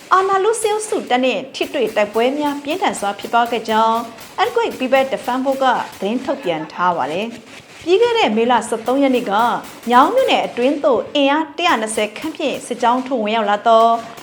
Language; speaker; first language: Burmese; native; Burmese